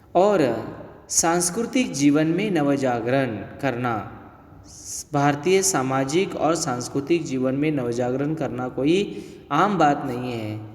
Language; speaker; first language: Hindi; native; Hindi